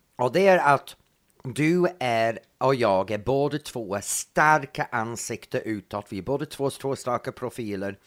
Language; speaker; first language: Swedish; non-native, fluent; English